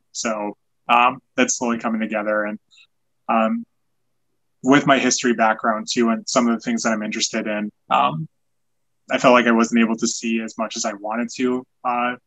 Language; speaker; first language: English; native; English